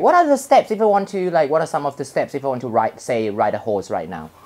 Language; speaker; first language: English; non-native, fluent; Thai